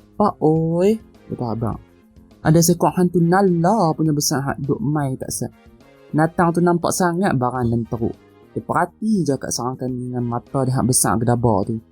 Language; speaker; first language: Malay; native; Malay